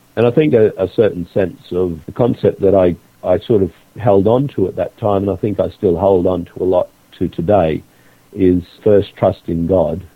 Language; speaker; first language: English; native; English